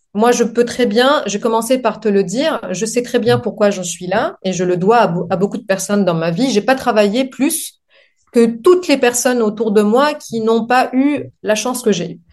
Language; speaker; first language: French; non-native, local second language; Arabic